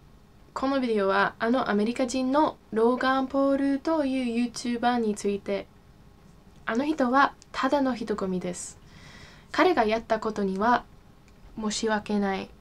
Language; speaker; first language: Japanese; non-native, fluent; English